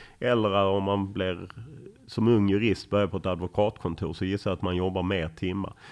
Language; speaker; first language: Swedish; native; Swedish